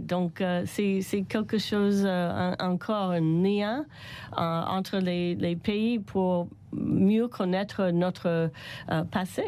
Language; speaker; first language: French; non-native, learner; English